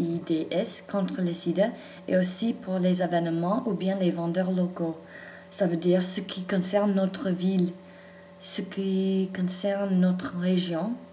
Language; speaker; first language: French; non-native, fluent; English